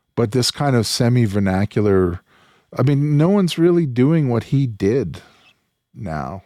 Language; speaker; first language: English; native; English